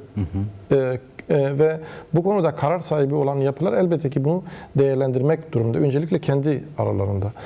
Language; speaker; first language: Turkish; non-native, local second language; Kurdish